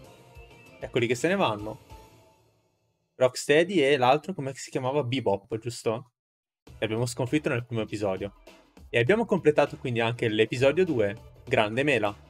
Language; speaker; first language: Italian; native; Italian